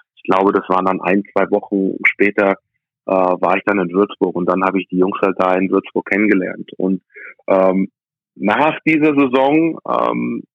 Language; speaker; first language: German; early bilingual, other home language; English